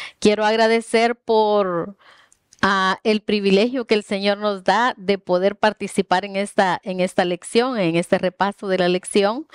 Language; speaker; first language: Spanish; native; Spanish